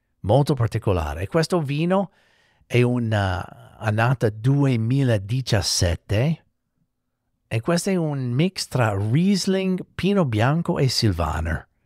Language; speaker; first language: Italian; non-native, fluent; English